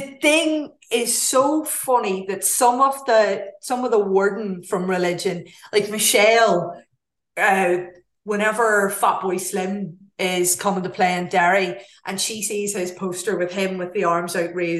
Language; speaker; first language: English; native; English